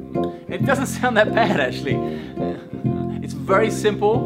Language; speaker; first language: English; native; English